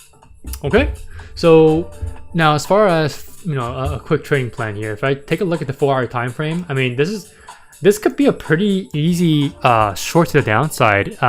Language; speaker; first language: English; native; English